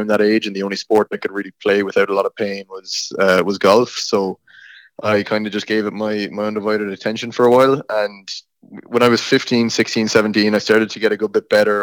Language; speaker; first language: English; native; English